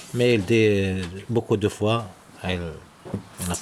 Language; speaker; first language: French; non-native, local second language; Arabic